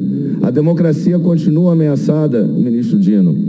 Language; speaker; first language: Portuguese; native; Portuguese